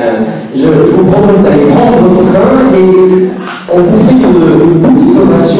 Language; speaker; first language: French; native; French